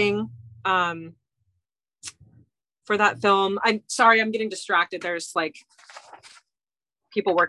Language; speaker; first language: English; native; English